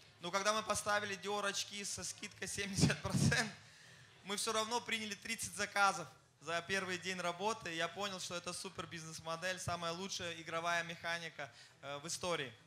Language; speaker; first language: Russian; non-native, fluent; German